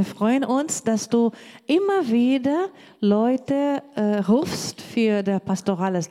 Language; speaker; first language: German; non-native, learner; Portuguese